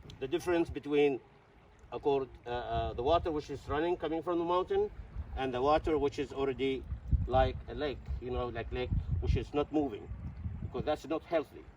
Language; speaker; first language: English; non-native, fluent; Arabic